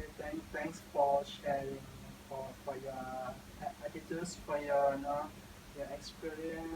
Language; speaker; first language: English; non-native, learner; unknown